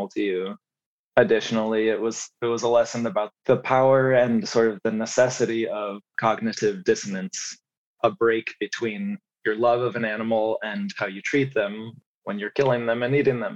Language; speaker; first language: English; native; English